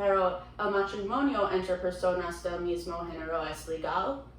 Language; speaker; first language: Spanish; non-native, learner; English